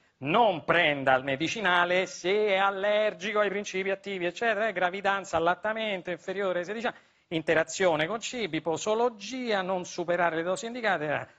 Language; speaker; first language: Italian; native; Italian